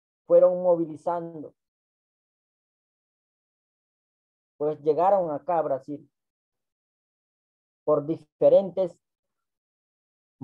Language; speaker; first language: Spanish; non-native, local second language; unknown